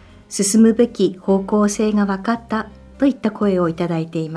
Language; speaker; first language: Japanese; native; Japanese